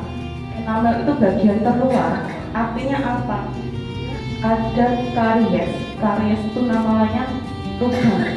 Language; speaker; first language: Indonesian; non-native, local second language; Javanese